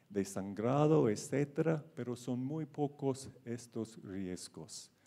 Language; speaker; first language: Spanish; non-native, fluent; English